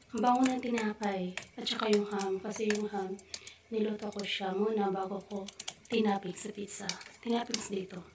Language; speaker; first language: Filipino; non-native, local second language; Cebuano